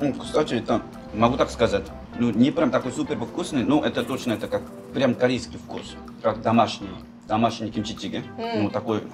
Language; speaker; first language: Russian; non-native, fluent; Korean